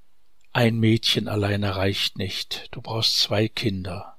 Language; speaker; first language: German; native; German